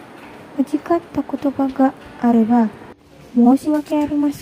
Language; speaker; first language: Japanese; non-native, learner; Indonesian